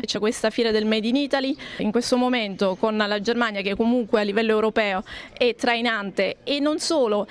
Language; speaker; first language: Italian; native; Italian